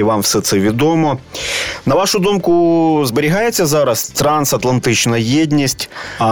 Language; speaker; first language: Ukrainian; native; Ukrainian